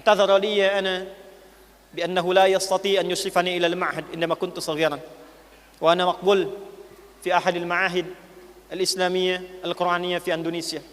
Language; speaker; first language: Arabic; non-native, fluent; Indonesian